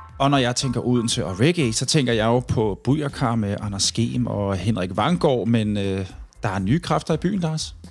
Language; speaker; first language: Danish; native; Danish